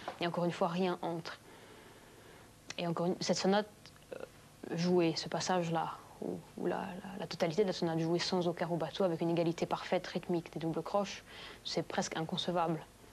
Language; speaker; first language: French; native; French